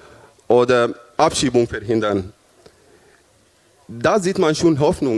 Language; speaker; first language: German; non-native, fluent; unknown